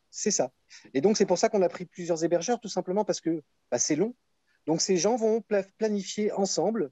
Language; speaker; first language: French; native; French